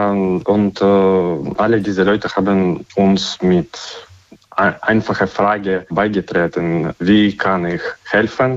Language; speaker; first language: German; non-native, fluent; Ukrainian